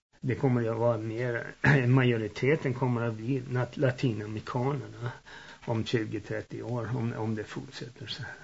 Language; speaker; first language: Swedish; early bilingual, heritage; Swedish